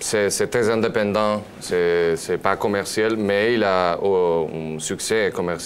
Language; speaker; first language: French; non-native, learner; Spanish